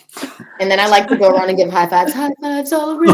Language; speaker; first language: English; native; English